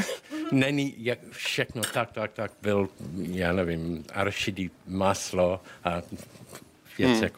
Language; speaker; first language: Czech; non-native, learner; English